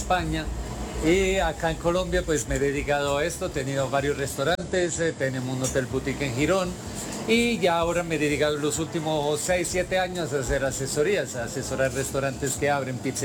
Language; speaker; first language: Spanish; non-native, fluent; Italian